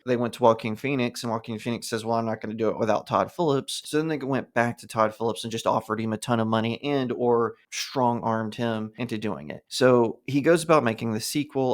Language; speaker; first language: English; native; English